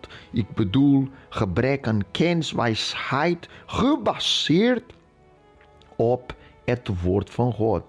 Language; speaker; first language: Dutch; non-native, fluent; Portuguese